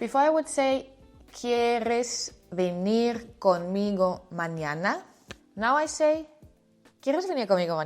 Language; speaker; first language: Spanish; non-native, fluent; English